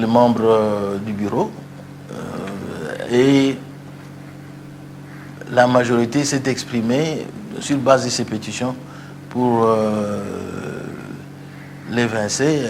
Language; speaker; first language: French; non-native, local second language; Luba-Lulua